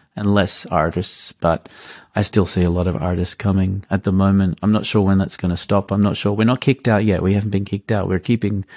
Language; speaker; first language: English; native; English